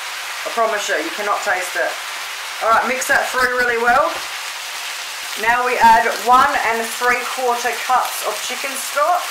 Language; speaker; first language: English; native; English